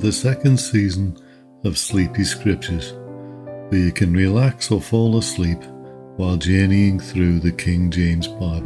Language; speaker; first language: English; native; English